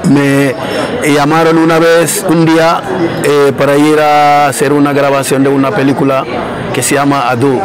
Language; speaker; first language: Spanish; non-native, fluent; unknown